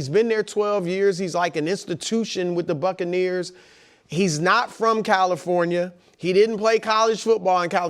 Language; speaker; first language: English; native; English